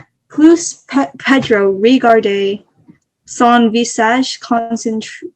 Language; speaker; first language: French; non-native, learner; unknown